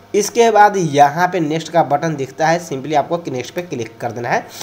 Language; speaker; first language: Hindi; native; Hindi